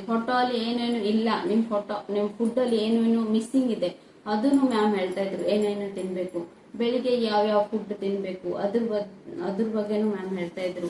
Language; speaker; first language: Kannada; non-native, local second language; Odia